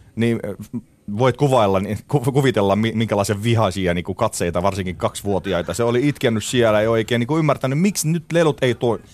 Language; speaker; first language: Finnish; non-native, fluent; Arabic